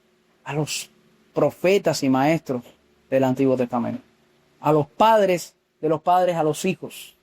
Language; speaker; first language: Spanish; native; Spanish